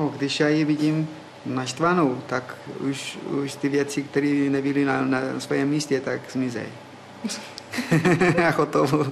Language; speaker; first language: Czech; non-native, fluent; Spanish